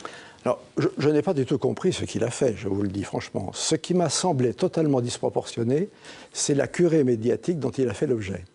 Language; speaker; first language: French; native; French